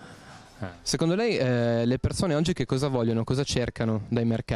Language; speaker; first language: Italian; native; Italian